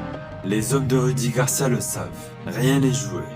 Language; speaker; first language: French; native; French